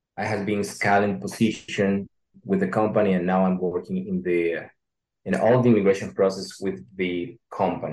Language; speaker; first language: English; non-native, learner; Spanish